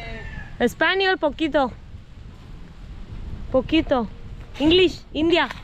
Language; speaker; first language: Spanish; non-native, learner; Malayalam